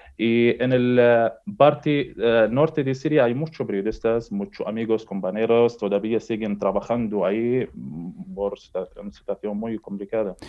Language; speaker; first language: Spanish; non-native, learner; Arabic